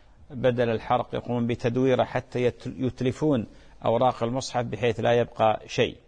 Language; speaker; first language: Arabic; native; Arabic